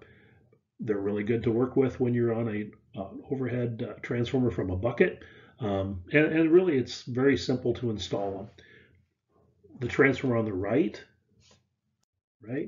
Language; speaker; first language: English; native; English